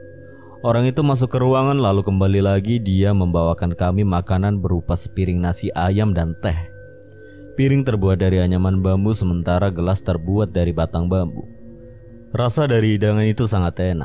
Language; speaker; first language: Indonesian; native; Indonesian